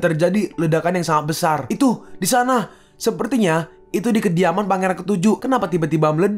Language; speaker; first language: Indonesian; native; Indonesian